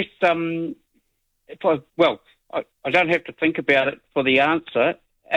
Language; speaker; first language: English; native; English